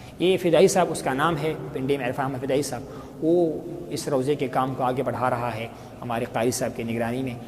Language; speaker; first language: Urdu; non-native, local second language; Pashto